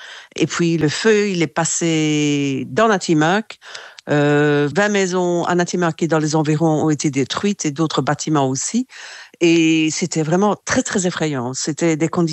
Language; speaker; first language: French; native; French